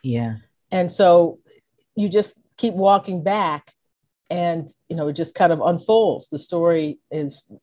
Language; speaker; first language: English; native; English